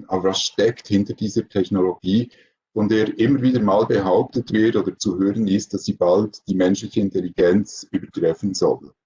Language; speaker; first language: German; native; German